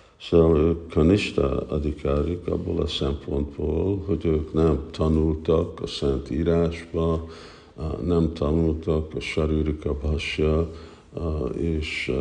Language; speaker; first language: Hungarian; early bilingual, heritage; Hungarian